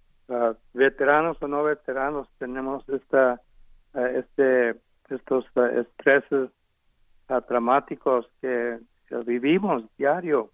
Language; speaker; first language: Spanish; early bilingual, heritage; Spanish